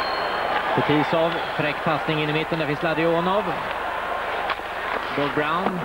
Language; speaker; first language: Swedish; native; Swedish